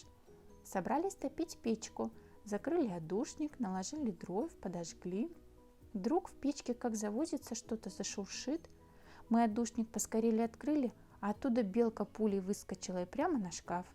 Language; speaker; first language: Russian; native; Russian